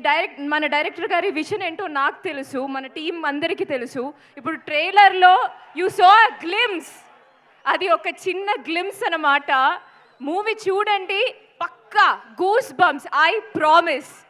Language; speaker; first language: Telugu; non-native, learner; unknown